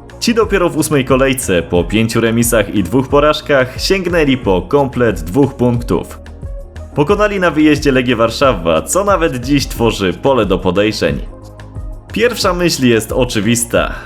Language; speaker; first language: Polish; native; Polish